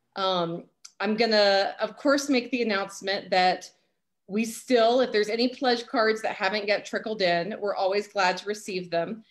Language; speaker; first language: English; native; English